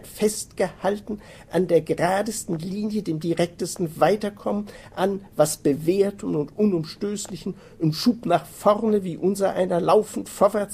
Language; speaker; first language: German; native; German